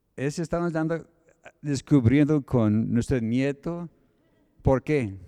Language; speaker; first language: Spanish; non-native, fluent; English